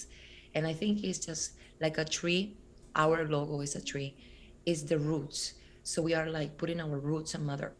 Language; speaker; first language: English; non-native, fluent; Spanish